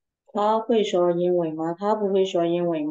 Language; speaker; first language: Chinese; non-native, learner; Burmese